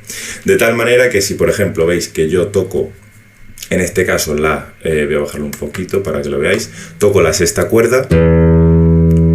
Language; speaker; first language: Spanish; native; Spanish